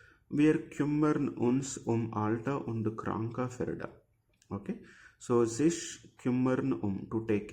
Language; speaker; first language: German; non-native, fluent; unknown